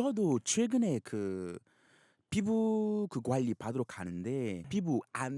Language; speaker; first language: Korean; non-native, fluent; English